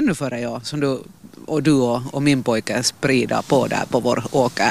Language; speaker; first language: Swedish; native; Swedish